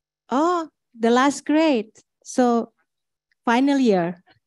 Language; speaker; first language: English; non-native, fluent; Indonesian